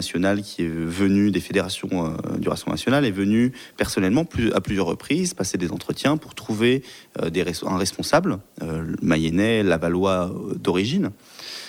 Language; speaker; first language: French; native; French